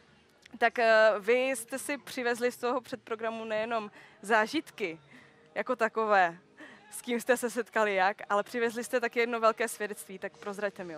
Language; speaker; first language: Czech; native; Czech